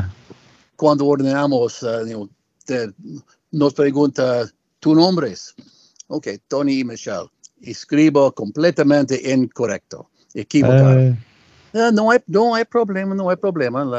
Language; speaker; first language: Spanish; non-native, learner; English